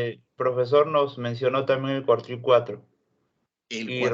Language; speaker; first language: Spanish; native; Spanish